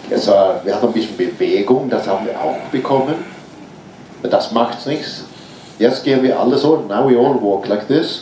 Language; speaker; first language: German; non-native, fluent; Norwegian